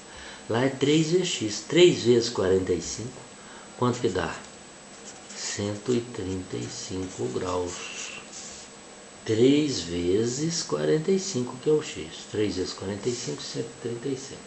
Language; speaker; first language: Portuguese; native; Portuguese